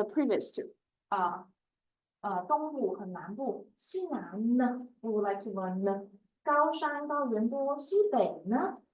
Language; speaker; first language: Chinese; non-native, fluent; English